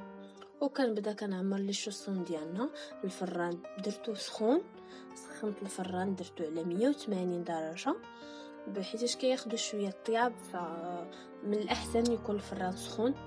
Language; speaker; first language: Arabic; native; Arabic